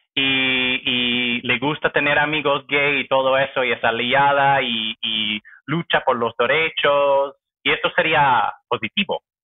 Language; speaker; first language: Spanish; non-native, fluent; English